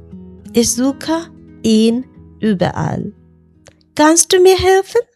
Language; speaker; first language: German; non-native, learner; Bangla